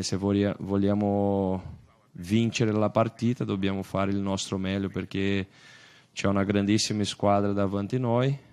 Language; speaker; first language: Italian; non-native, fluent; Portuguese